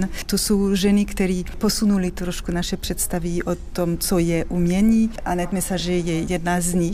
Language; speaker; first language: Czech; non-native, fluent; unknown